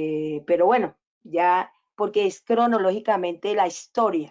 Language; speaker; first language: Spanish; native; Spanish